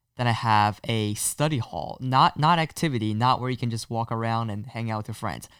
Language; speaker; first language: English; non-native, fluent; Chinese